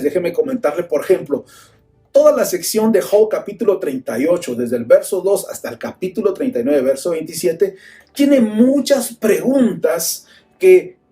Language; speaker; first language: Spanish; native; Spanish